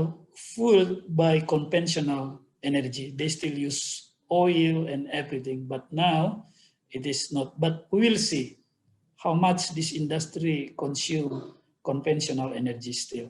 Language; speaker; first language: English; non-native, fluent; Indonesian